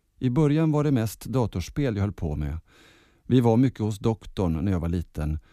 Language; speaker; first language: Swedish; early bilingual, other home language; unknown